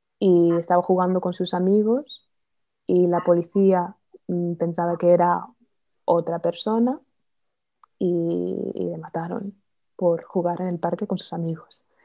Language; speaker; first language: Spanish; non-native, fluent; English